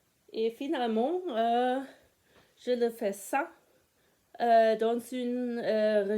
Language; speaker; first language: French; non-native, fluent; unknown